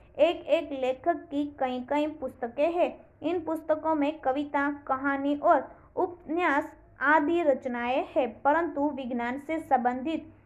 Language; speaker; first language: Hindi; non-native, local second language; Gujarati